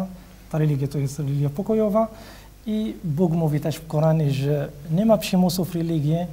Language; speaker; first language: Polish; non-native, learner; Arabic